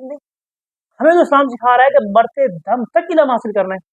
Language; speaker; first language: Urdu; native; Urdu